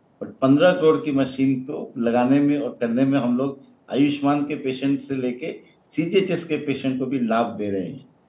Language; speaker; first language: Hindi; native; Hindi